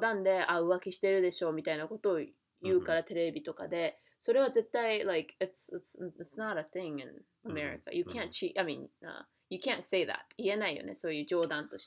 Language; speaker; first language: Japanese; native; Japanese